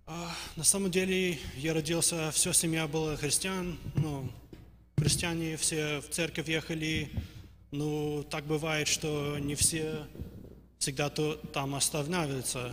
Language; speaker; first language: Russian; early bilingual, heritage; Russian